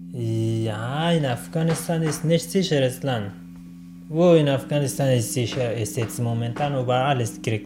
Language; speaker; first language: German; non-native, learner; Persian